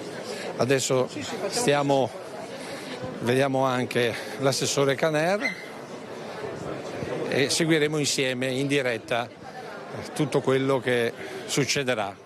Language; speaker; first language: Italian; native; Italian